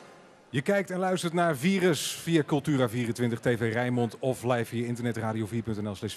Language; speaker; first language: Dutch; native; Dutch